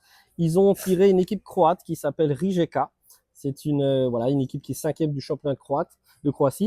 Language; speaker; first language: French; native; French